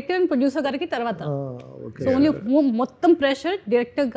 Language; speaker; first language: Telugu; non-native, learner; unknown